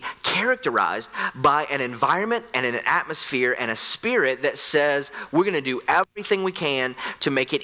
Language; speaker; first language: English; native; English